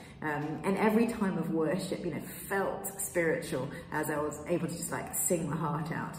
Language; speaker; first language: English; native; English